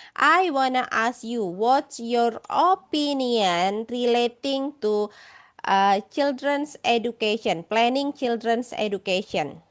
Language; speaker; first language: English; non-native, fluent; Indonesian